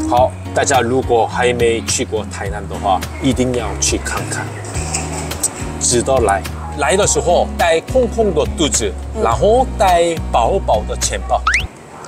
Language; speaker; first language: Chinese; non-native, learner; Korean